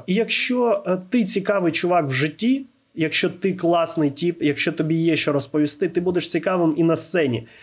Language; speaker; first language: Ukrainian; non-native, local second language; Russian